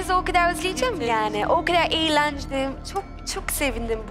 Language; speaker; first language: Turkish; non-native, learner; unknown